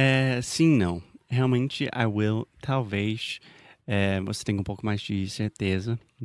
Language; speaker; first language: Portuguese; non-native, fluent; English